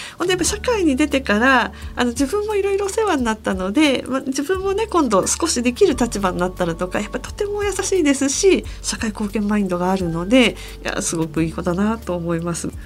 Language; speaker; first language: Japanese; native; Japanese